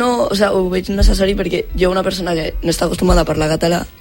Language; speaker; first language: Catalan; non-native, local second language; Spanish